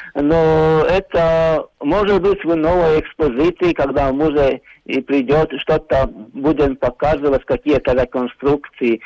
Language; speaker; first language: Russian; non-native, local second language; Latvian